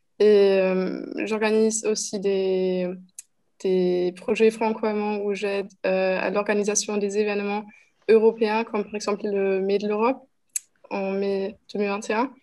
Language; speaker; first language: French; non-native, fluent; German